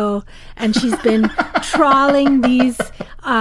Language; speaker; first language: English; non-native, local second language; Urdu